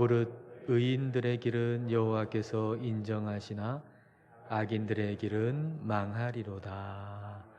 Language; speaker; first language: Korean; native; Korean